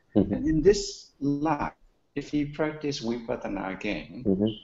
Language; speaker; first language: English; non-native, learner; Burmese